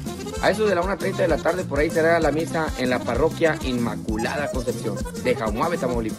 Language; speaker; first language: Spanish; native; Spanish